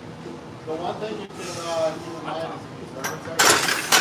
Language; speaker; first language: English; native; English